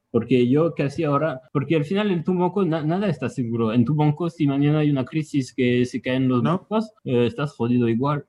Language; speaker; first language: Spanish; non-native, fluent; French